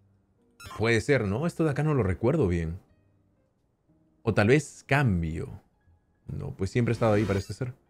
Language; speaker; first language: Spanish; native; Spanish